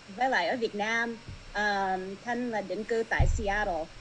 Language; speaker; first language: Vietnamese; early bilingual, heritage; Vietnamese